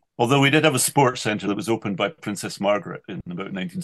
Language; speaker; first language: English; native; English